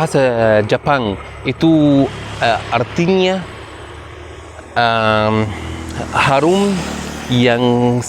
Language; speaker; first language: Indonesian; non-native, fluent; Arabic